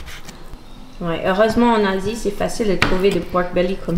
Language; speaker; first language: French; early bilingual, heritage; English